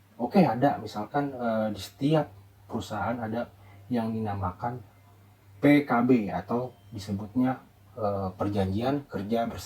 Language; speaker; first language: Indonesian; native; Indonesian